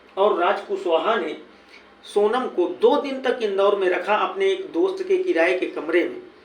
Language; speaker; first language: Hindi; native; Hindi